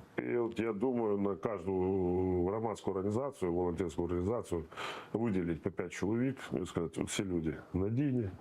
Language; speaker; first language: Ukrainian; non-native, local second language; Russian